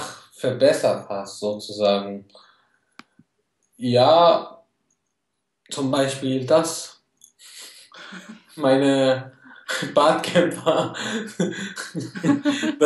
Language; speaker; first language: German; non-native, fluent; Arabic